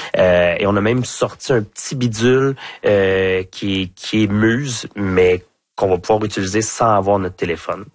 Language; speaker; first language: French; native; French